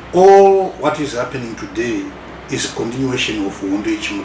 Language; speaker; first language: English; non-native, local second language; Shona